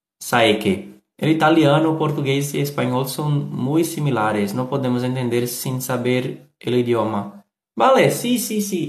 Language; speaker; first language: Spanish; non-native, learner; Portuguese